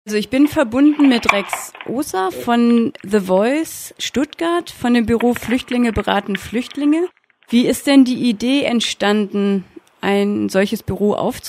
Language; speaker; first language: German; native; German